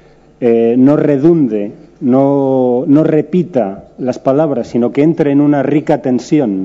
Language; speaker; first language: Spanish; native; Spanish